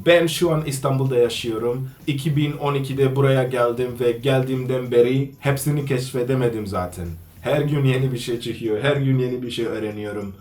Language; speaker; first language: Turkish; non-native, fluent; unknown